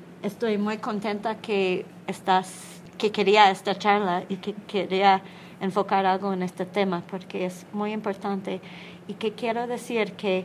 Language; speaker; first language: Spanish; non-native, learner; English